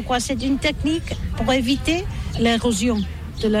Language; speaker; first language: French; non-native, learner; Catalan